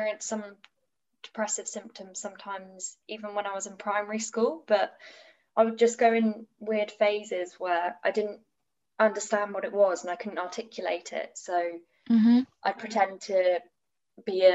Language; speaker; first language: English; native; English